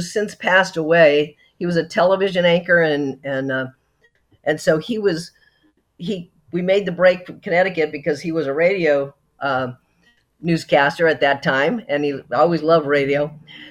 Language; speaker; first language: English; native; English